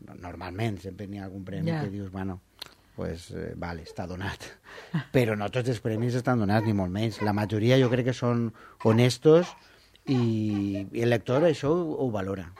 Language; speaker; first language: Catalan; non-native, local second language; Spanish